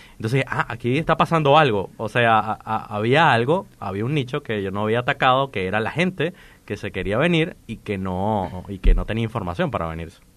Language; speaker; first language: Spanish; native; Spanish